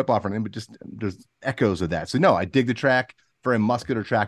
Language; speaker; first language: English; native; English